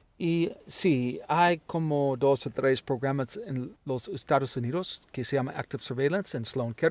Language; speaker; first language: Spanish; non-native, learner; English